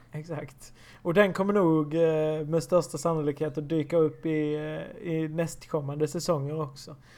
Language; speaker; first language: Swedish; native; Swedish